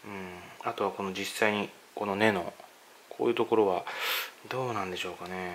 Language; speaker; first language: Japanese; native; Japanese